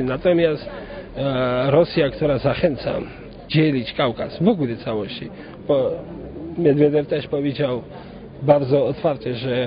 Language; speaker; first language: Polish; non-native, fluent; Georgian